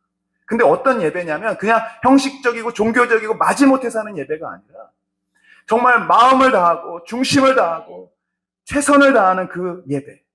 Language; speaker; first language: Korean; native; Korean